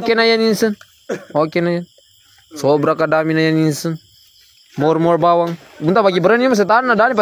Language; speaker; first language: Filipino; non-native, local second language; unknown